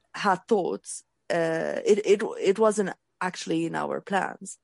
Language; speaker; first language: English; non-native, fluent; Arabic